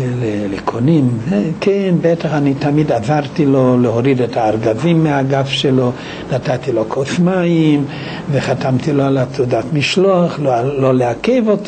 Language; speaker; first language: Hebrew; non-native, fluent; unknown